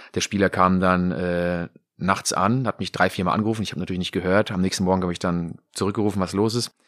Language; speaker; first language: German; native; German